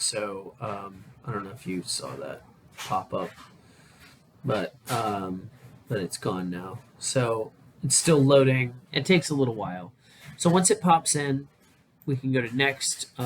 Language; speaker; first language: English; native; English